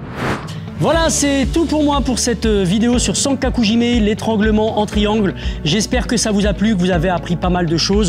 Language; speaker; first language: French; native; French